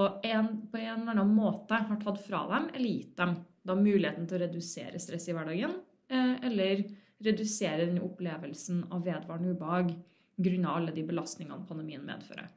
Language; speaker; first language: Norwegian; native; Norwegian